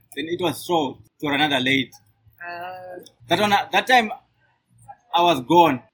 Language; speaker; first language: English; non-native, local second language; Shona